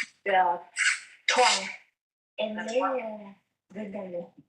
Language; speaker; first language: French; non-native, learner; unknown